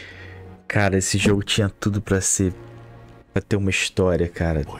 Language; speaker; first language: Portuguese; native; Portuguese